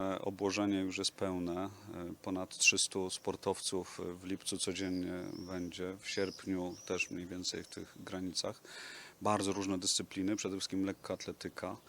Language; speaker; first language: Polish; native; Polish